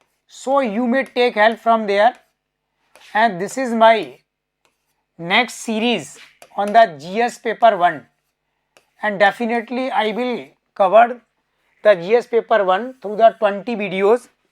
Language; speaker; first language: English; non-native, local second language; Hindi